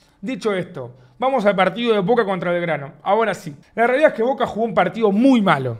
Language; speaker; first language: Spanish; native; Spanish